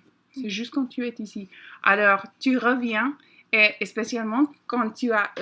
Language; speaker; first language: French; non-native, learner; English